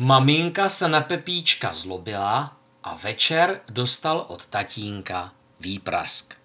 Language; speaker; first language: Czech; native; Czech